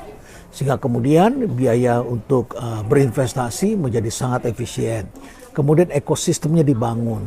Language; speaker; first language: Indonesian; native; Indonesian